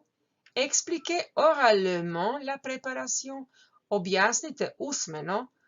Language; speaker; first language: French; non-native, fluent; Croatian